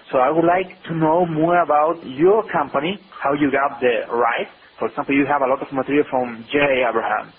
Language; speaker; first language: English; non-native, fluent; Spanish